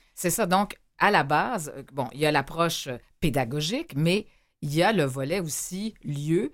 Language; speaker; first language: French; native; French